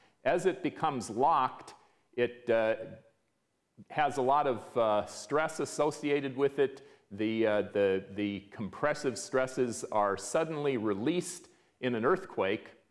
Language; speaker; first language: English; native; English